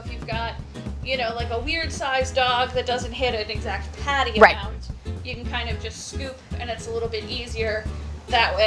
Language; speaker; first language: English; native; English